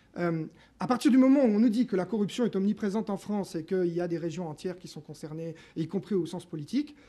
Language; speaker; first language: French; native; French